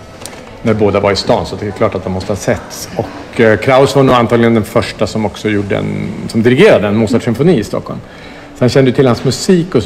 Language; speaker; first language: Swedish; native; Swedish